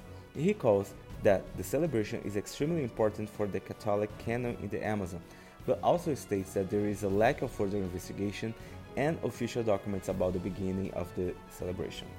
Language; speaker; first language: English; non-native, fluent; Portuguese